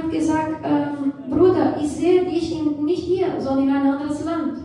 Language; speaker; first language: German; non-native, fluent; Portuguese